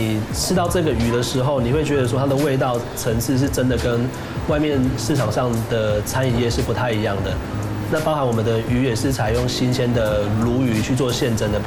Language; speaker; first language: Chinese; native; Chinese